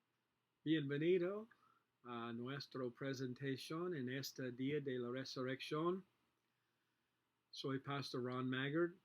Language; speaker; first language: Spanish; non-native, learner; English